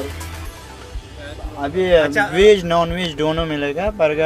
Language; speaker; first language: Hindi; non-native, learner; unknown